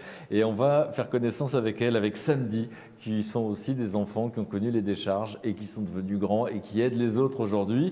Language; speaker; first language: French; native; French